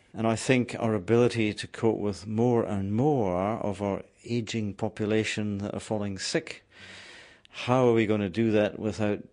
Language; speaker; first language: English; native; English